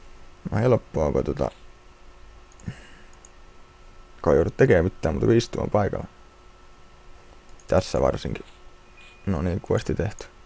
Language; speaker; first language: Finnish; native; Finnish